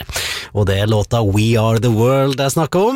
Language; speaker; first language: Norwegian; native; Norwegian